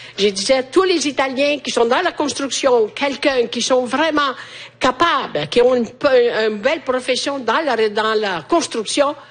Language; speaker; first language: French; non-native, fluent; Italian